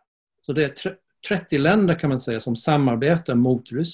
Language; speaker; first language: Swedish; non-native, fluent; English